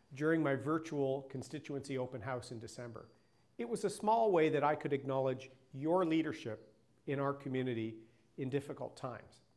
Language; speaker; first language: English; native; English